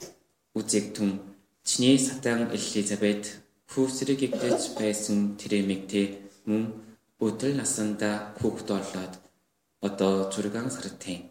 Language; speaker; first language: Mongolian; non-native, learner; Korean